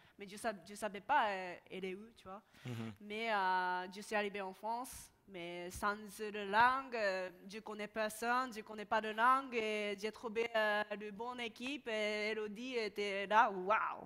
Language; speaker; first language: French; non-native, learner; Japanese